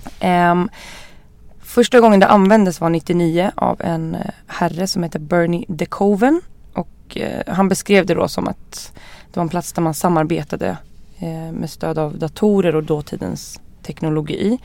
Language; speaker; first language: Swedish; native; Swedish